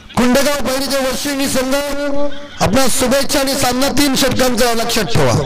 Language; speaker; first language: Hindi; non-native, local second language; Marathi